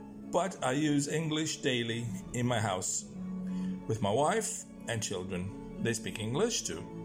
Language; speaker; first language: English; non-native, fluent; Italian